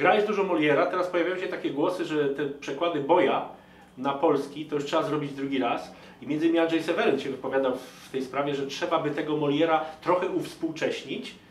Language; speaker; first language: Polish; native; Polish